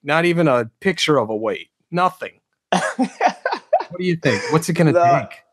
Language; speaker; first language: English; native; English